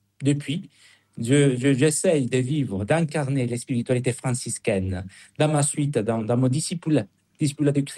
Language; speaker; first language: French; non-native, fluent; Spanish